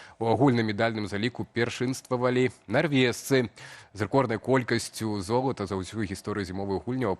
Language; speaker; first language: Belarusian; native; Belarusian